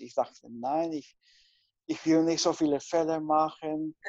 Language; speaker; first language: German; non-native, fluent; Spanish